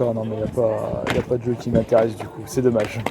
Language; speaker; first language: French; native; French